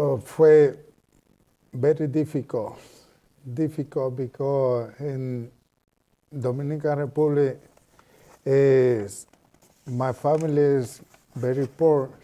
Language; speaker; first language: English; non-native, learner; Spanish